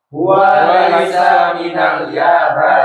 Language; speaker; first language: Arabic; non-native, learner; Indonesian